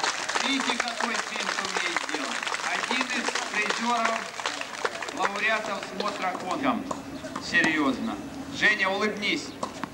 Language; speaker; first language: Russian; native; Russian